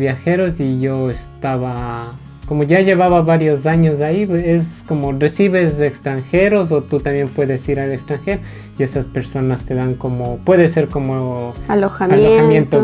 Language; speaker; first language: Spanish; native; Spanish